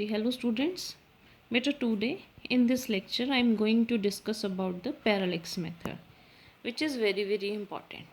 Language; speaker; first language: English; non-native, local second language; Punjabi